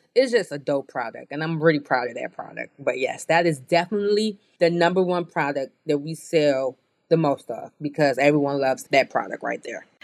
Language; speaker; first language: English; native; English